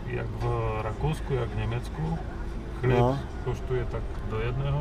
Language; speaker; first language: Polish; non-native, learner; Slovak